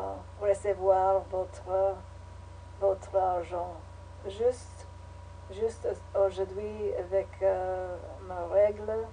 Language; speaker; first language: French; non-native, learner; English